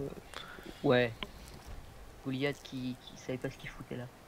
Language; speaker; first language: French; native; French